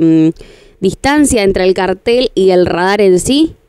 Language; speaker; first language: Spanish; native; Spanish